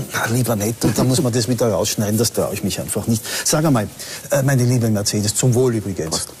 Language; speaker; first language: German; native; German